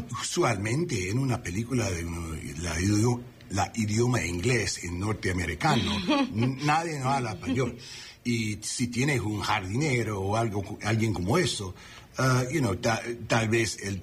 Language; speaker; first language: Spanish; early bilingual, heritage; English